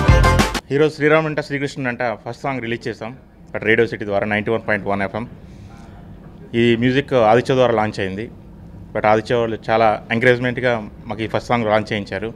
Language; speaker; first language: Telugu; native; Telugu